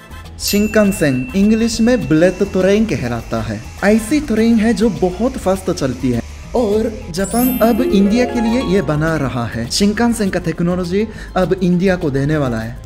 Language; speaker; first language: Hindi; non-native, fluent; Japanese